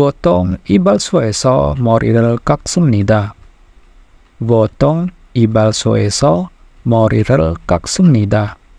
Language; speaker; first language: Korean; non-native, fluent; Indonesian